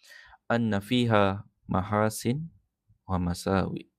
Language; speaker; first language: Arabic; non-native, fluent; Malay